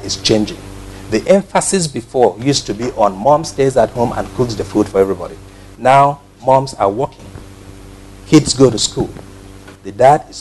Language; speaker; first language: English; non-native, local second language; Ibibio